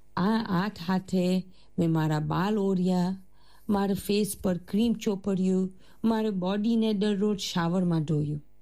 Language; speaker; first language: Gujarati; early bilingual, heritage; Gujarati